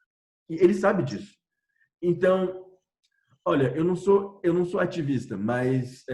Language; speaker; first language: Portuguese; non-native, fluent; French